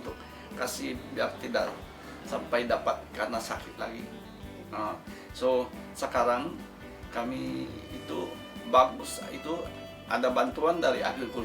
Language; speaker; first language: Indonesian; non-native, fluent; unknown